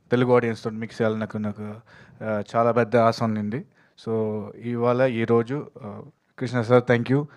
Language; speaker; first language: Telugu; early bilingual, heritage; Telugu